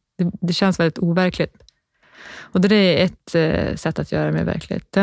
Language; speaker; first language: Swedish; native; Swedish